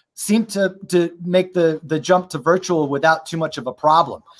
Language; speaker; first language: English; native; English